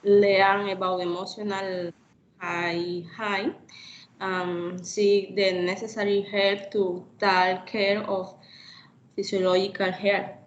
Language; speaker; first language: English; non-native, learner; Spanish